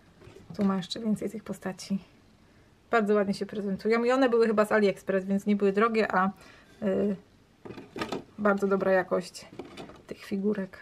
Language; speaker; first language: Polish; native; Polish